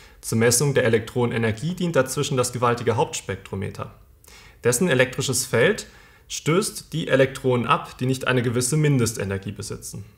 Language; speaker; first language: German; native; German